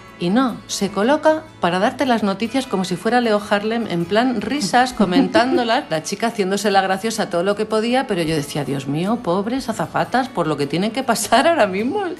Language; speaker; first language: Spanish; native; Spanish